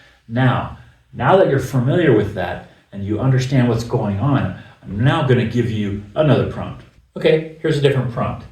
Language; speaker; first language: English; native; English